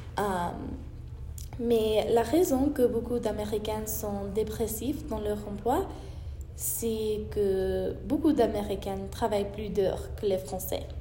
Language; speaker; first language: French; non-native, learner; English